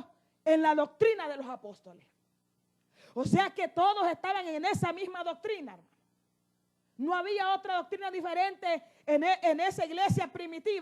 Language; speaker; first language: Spanish; native; Spanish